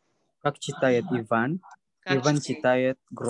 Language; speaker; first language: Russian; non-native, learner; Indonesian